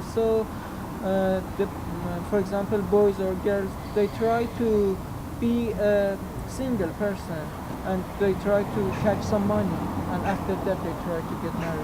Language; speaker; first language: English; non-native, learner; Persian